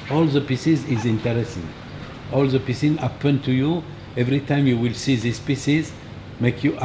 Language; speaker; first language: English; non-native, learner; French